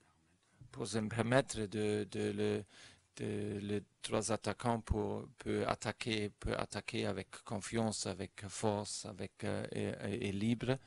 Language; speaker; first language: French; non-native, fluent; German